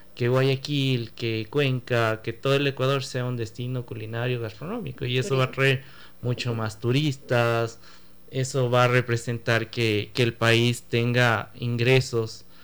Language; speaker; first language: Spanish; native; Spanish